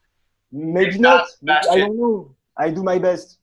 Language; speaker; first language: English; non-native, learner; French